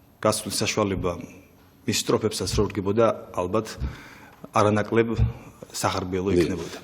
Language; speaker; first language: Georgian; non-native, local second language; Mingrelian